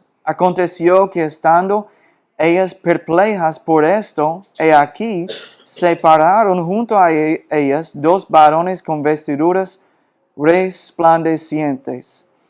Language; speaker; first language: Spanish; non-native, fluent; English